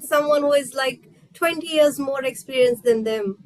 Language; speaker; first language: English; non-native, local second language; Hindi